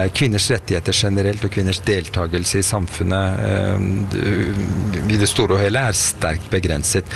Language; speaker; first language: Norwegian; early bilingual, other home language; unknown